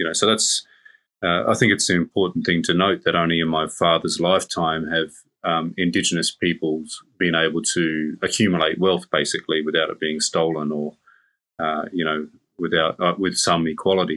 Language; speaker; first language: English; native; English